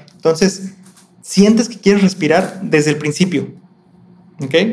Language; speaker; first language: Spanish; native; Spanish